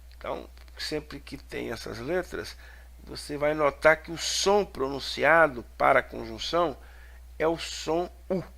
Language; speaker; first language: Portuguese; native; Portuguese